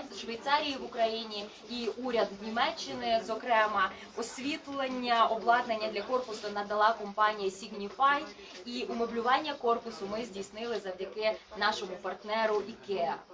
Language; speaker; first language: Ukrainian; native; Ukrainian